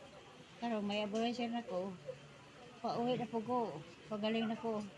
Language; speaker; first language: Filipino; non-native, local second language; Cebuano